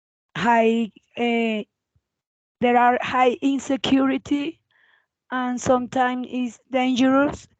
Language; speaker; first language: English; non-native, learner; Spanish